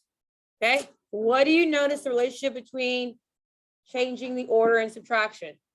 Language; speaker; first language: English; native; English